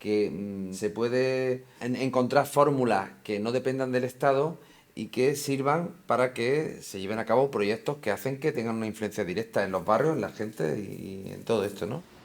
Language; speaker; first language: Spanish; native; Spanish